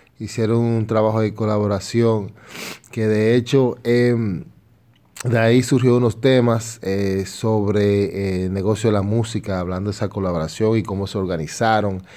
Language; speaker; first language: Spanish; early bilingual, heritage; Spanish